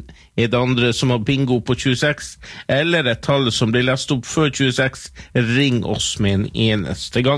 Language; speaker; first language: Norwegian; native; Norwegian